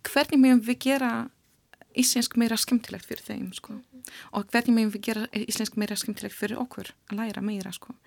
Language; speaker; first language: Icelandic; non-native, learner; Polish